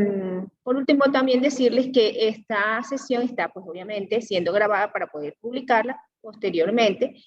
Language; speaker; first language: Spanish; native; Spanish